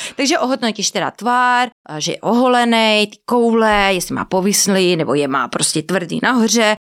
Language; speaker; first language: Czech; non-native, fluent; Spanish